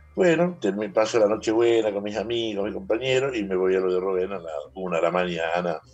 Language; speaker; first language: Spanish; native; Spanish